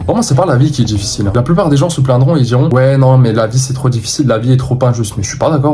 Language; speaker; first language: French; native; French